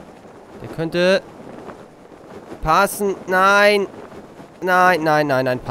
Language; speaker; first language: German; native; German